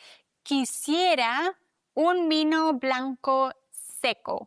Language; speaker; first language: Spanish; non-native, fluent; German